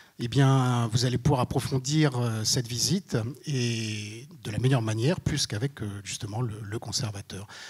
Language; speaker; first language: French; native; French